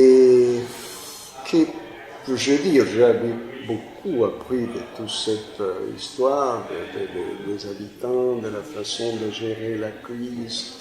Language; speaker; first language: French; non-native, fluent; Spanish